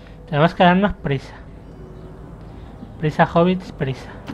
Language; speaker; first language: Spanish; native; Spanish